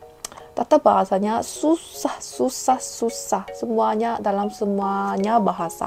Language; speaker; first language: Indonesian; non-native, fluent; Korean